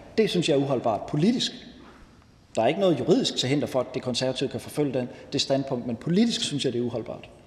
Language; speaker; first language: Danish; native; Danish